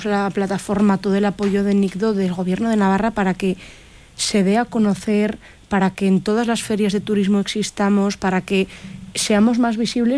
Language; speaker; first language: Spanish; native; Spanish